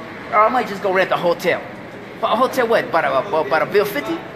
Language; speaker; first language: English; early bilingual, other home language; Spanish